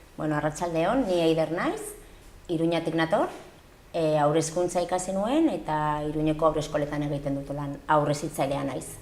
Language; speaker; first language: Basque; non-native, local second language; Spanish